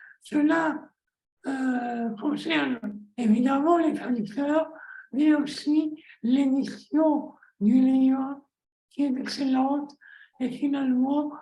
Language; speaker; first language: French; non-native, fluent; Greek